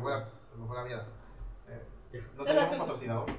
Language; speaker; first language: Spanish; native; Spanish